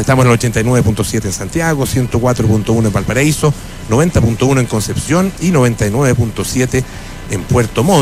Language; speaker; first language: Spanish; native; Spanish